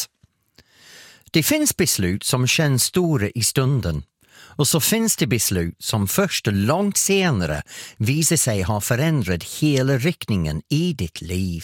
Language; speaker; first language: Swedish; non-native, fluent; English